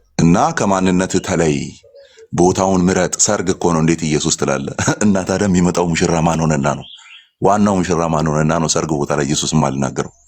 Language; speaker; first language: Amharic; non-native, local second language; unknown